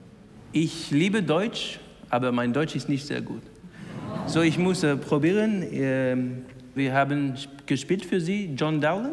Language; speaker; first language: German; non-native, learner; English